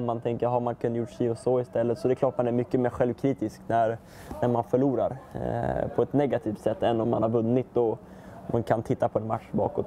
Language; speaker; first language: Swedish; native; Swedish